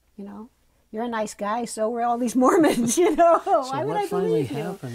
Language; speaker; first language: English; native; English